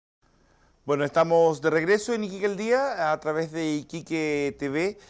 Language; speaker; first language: Spanish; native; Spanish